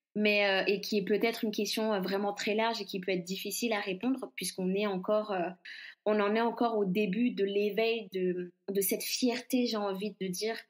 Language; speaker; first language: French; non-native, local second language; Guadeloupean Creole French